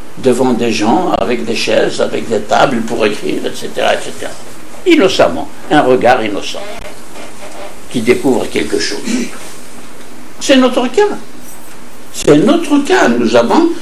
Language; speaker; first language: French; non-native, local second language; Kabyle